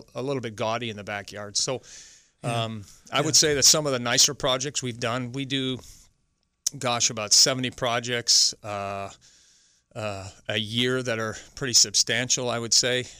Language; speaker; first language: English; native; English